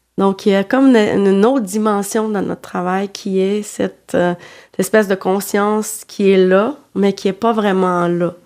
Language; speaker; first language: French; non-native, fluent; Portuguese